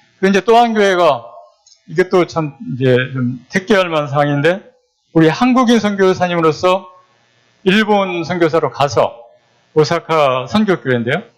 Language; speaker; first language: Korean; native; Korean